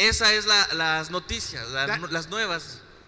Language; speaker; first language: Spanish; native; Spanish